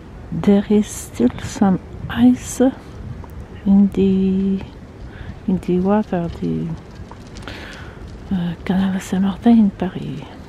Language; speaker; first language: English; non-native, learner; French